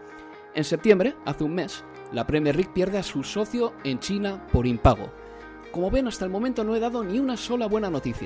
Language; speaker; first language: Spanish; native; Spanish